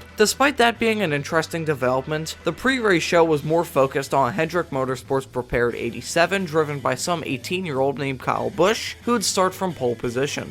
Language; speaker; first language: English; native; English